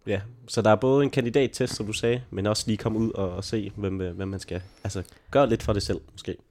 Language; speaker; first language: Danish; native; Danish